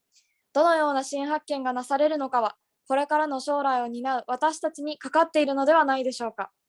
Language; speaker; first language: Japanese; native; Japanese